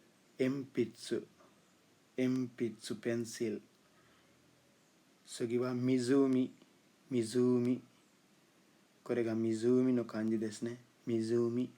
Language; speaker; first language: Japanese; non-native, fluent; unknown